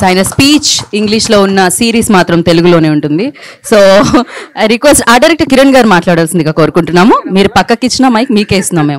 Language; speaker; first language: Telugu; native; Telugu